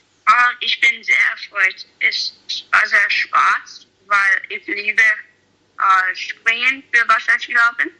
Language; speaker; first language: German; non-native, learner; English